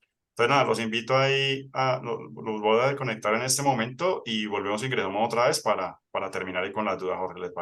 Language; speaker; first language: Spanish; native; Spanish